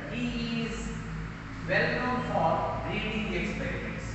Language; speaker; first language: English; non-native, local second language; Kannada